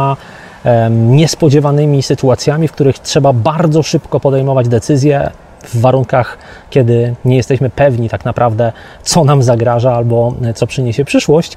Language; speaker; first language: Polish; native; Polish